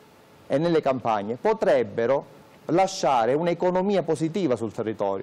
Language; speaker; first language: Italian; native; Italian